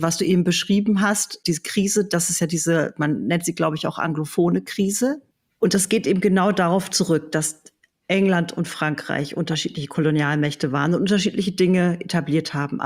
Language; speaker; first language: German; native; German